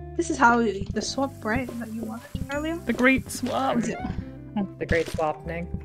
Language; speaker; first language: English; native; English